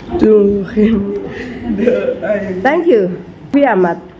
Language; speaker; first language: English; non-native, fluent; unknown